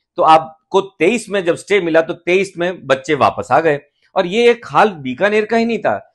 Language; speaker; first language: Hindi; native; Hindi